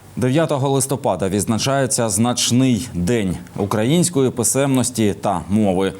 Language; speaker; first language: Ukrainian; native; Ukrainian